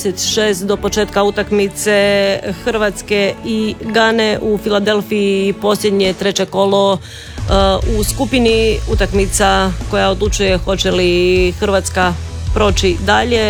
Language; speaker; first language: Serbian; native; Serbian